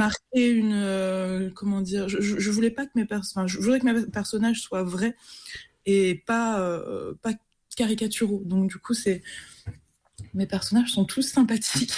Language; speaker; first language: French; native; French